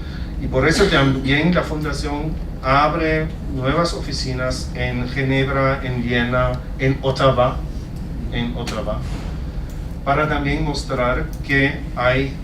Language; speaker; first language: Spanish; non-native, fluent; German